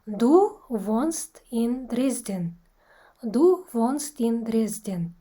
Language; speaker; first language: German; non-native, fluent; Kazakh